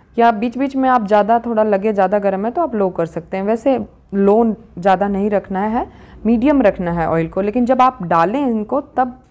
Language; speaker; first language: Hindi; native; Hindi